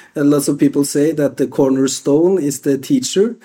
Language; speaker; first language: English; non-native, fluent; Norwegian